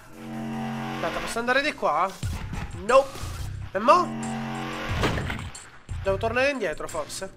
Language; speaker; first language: Italian; native; Italian